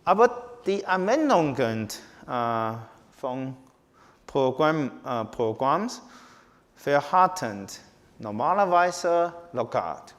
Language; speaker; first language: German; non-native, fluent; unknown